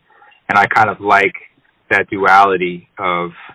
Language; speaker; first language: English; native; English